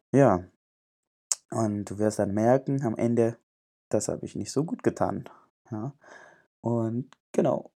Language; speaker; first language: German; non-native, fluent; Indonesian